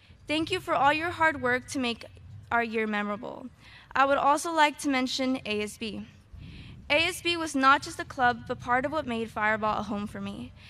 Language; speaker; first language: English; early bilingual, other home language; Spanish